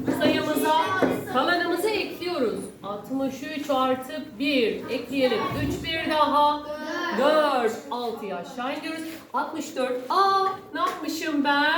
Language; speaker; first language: Turkish; native; Turkish